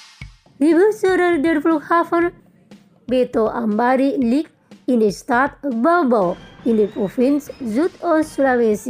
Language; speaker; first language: German; non-native, fluent; Indonesian